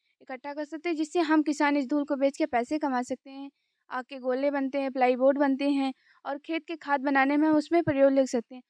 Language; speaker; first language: Hindi; native; Hindi